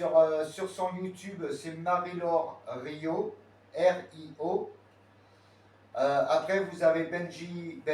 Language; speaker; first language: French; native; French